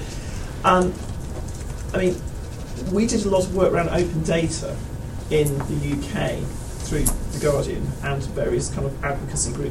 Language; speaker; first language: English; native; English